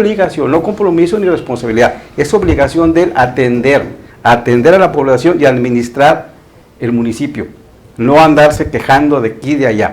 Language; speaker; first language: Spanish; native; Spanish